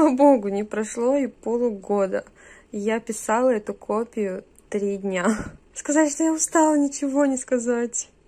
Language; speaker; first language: Russian; native; Russian